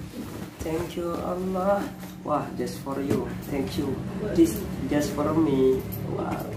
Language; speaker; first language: English; non-native, learner; Indonesian